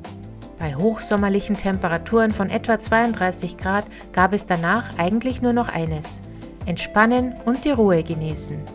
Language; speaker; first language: German; native; German